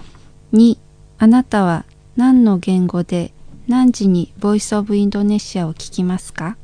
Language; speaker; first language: Japanese; non-native, fluent; Indonesian